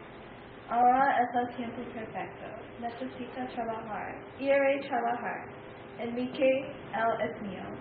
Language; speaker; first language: Spanish; non-native, learner; English